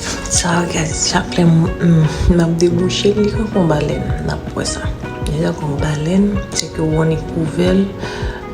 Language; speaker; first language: French; non-native, learner; Haitian Creole